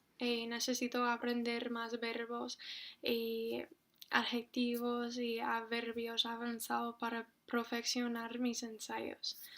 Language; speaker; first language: Spanish; non-native, fluent; English